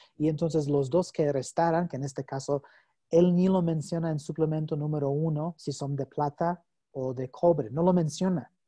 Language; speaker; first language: Spanish; non-native, fluent; English